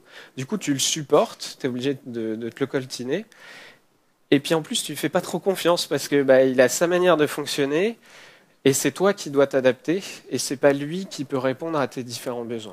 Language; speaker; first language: French; native; French